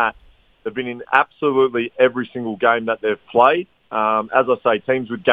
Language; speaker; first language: English; native; English